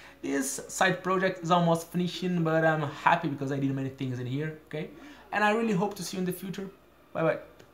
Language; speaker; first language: English; non-native, fluent; Portuguese